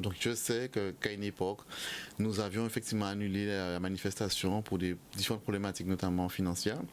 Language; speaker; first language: French; native; French